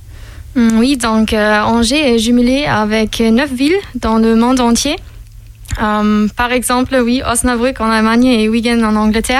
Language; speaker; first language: French; non-native, fluent; German